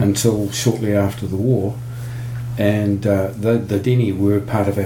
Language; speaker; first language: English; native; English